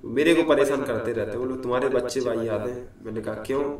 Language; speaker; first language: Hindi; native; Hindi